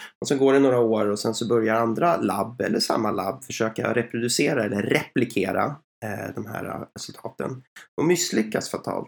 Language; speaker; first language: Swedish; native; Swedish